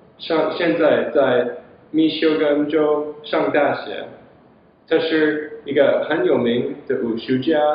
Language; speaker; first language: Chinese; non-native, learner; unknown